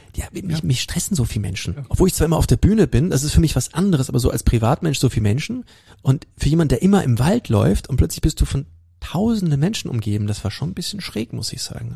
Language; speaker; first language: German; early bilingual, heritage; German